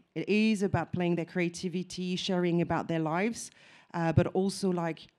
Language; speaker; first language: English; non-native, fluent; French